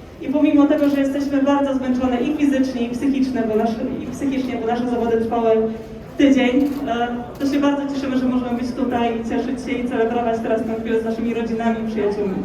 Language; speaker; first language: Polish; native; Polish